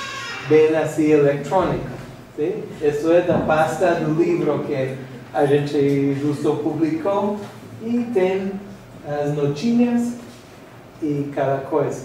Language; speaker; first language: Portuguese; non-native, fluent; English